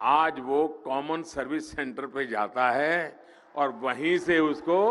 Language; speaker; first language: Hindi; non-native, local second language; Gujarati